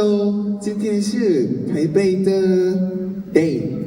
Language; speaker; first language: Chinese; non-native, learner; Thai